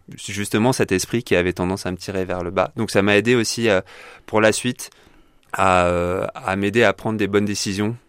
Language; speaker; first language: French; native; French